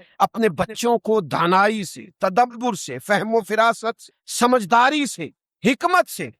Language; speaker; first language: Urdu; non-native, local second language; Punjabi